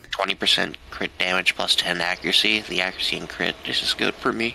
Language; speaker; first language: English; native; English